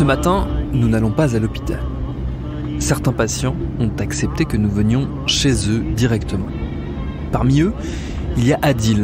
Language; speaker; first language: French; native; French